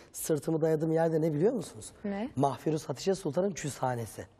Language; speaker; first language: Turkish; native; Turkish